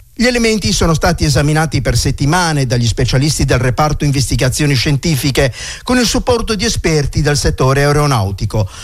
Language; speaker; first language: Italian; native; Italian